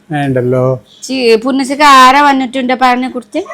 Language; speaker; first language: Malayalam; non-native, fluent; Nepali